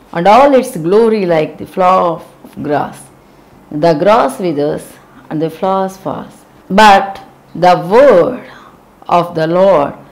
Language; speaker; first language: English; non-native, local second language; Telugu